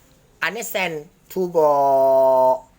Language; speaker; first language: English; non-native, learner; Indonesian